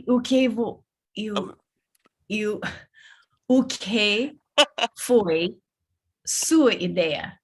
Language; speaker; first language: Portuguese; non-native, learner; English